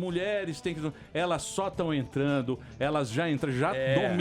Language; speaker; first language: Portuguese; native; Portuguese